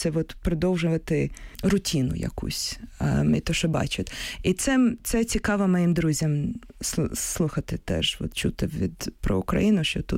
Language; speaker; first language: Ukrainian; non-native, fluent; English